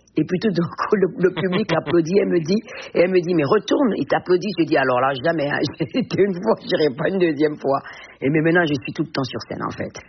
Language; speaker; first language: French; non-native, local second language; Fon